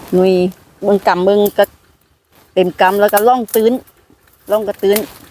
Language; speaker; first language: Thai; native; Thai